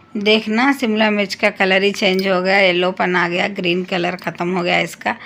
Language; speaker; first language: Hindi; non-native, local second language; Urdu